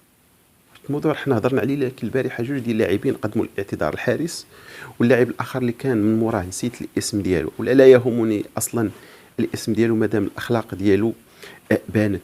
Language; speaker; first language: Arabic; native; Arabic